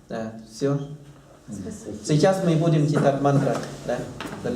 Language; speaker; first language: Russian; non-native, learner; Thai